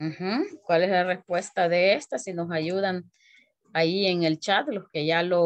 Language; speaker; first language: Spanish; native; Spanish